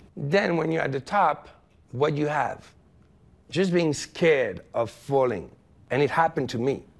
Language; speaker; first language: English; non-native, fluent; French